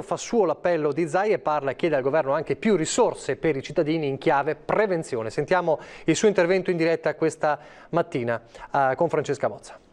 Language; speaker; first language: Italian; native; Italian